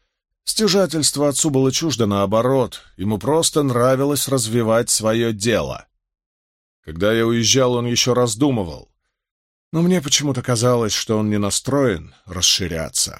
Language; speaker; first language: Russian; native; Russian